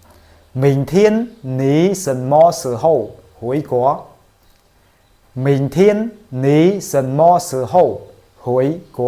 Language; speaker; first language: Chinese; non-native, fluent; Khmer